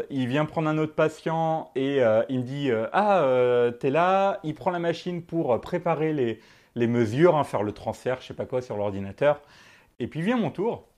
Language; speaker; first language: French; native; French